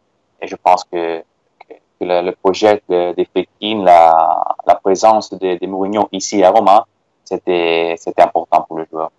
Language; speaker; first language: French; non-native, fluent; Italian